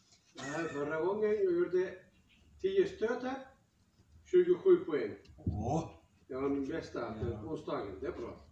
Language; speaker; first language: Swedish; non-native, learner; Turkish